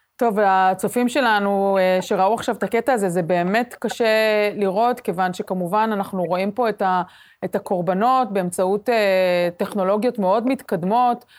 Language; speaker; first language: Hebrew; native; Hebrew